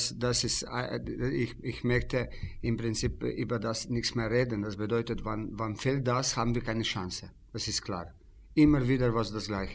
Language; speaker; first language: German; non-native, fluent; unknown